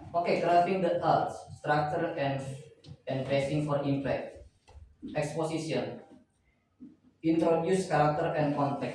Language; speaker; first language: English; non-native, learner; Indonesian